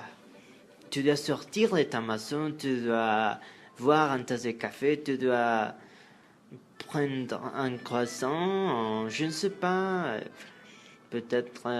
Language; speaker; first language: French; non-native, learner; Spanish